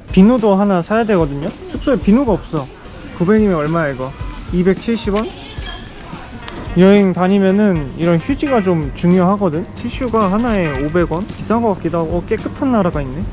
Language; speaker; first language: Korean; native; Korean